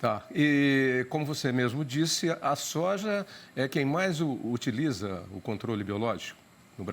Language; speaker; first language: Portuguese; native; Portuguese